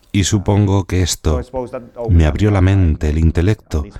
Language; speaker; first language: Spanish; non-native, fluent; Dutch